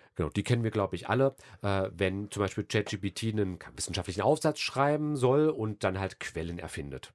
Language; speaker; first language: German; native; German